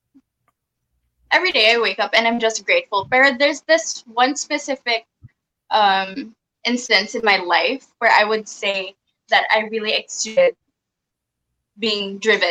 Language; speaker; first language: English; non-native, local second language; Filipino